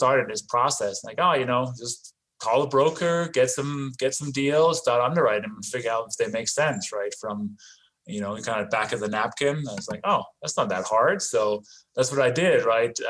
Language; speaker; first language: English; non-native, fluent; Danish